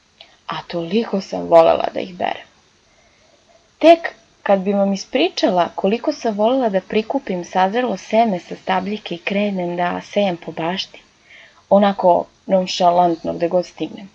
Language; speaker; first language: Serbian; native; Serbian